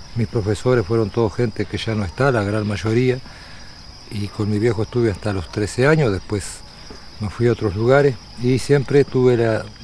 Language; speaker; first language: Spanish; native; Spanish